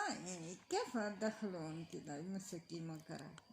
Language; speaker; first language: Arabic; non-native, learner; Oromo